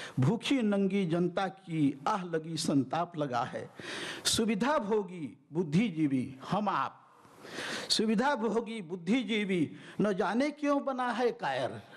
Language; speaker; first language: Hindi; native; Hindi